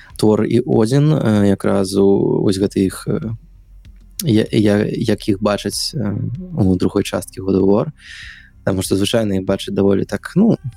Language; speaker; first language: Belarusian; non-native, local second language; Russian